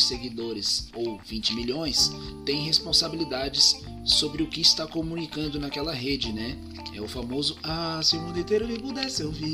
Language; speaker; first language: Portuguese; native; Portuguese